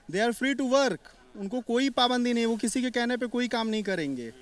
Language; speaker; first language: Hindi; native; Hindi